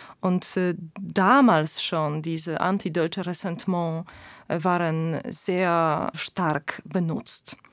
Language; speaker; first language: German; non-native, fluent; Polish